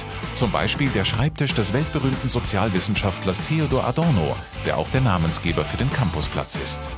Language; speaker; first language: German; native; German